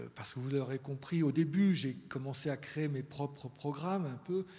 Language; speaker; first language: French; early bilingual, heritage; Spanish